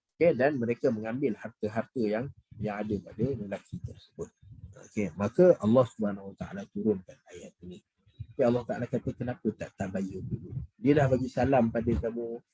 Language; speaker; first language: Malay; native; Malay